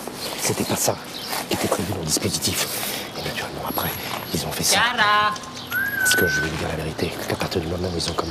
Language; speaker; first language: French; native; French